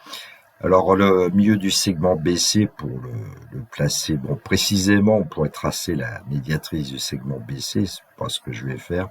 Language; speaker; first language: French; native; French